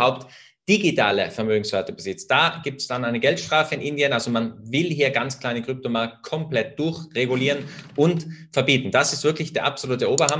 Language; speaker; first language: German; native; German